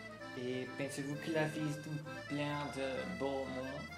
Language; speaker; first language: French; non-native, learner; Spanish